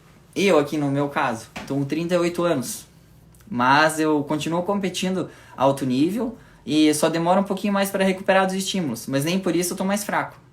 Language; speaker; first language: Portuguese; native; Portuguese